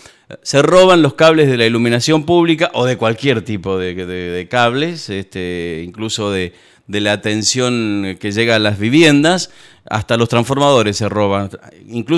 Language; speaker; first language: Spanish; native; Spanish